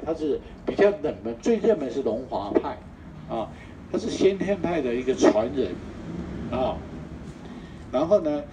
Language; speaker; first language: Chinese; native; Chinese